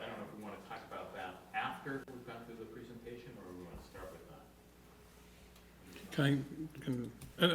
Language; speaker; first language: English; native; English